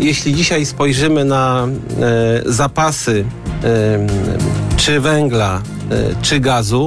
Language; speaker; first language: Polish; native; Polish